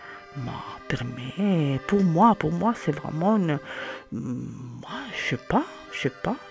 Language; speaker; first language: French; non-native, learner; Italian